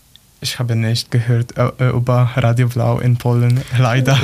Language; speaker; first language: German; non-native, learner; Polish